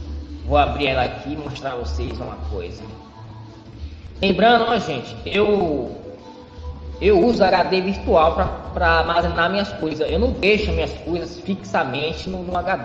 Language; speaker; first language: Portuguese; native; Portuguese